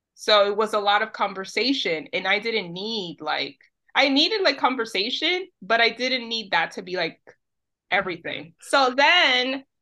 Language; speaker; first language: English; early bilingual, other home language; Spanish